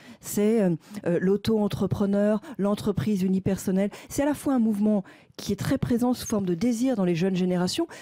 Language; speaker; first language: French; native; French